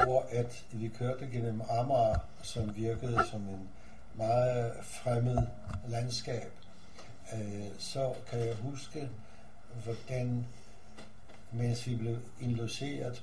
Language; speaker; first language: Danish; non-native, fluent; Polish